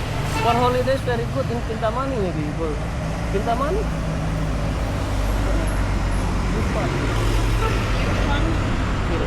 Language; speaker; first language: English; non-native, learner; Indonesian